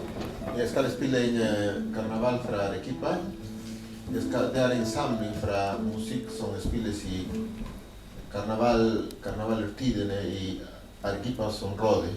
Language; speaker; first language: Swedish; non-native, learner; Spanish